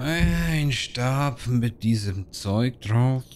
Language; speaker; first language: German; native; German